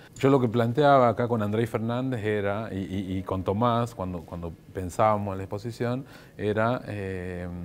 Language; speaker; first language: Spanish; native; Spanish